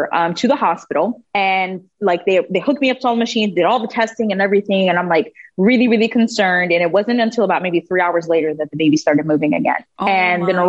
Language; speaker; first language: English; native; English